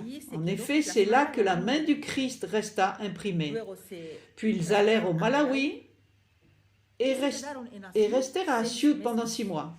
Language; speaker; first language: French; non-native, fluent; Arabic